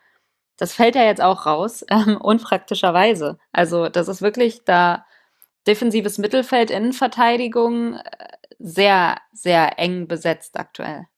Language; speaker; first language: German; native; German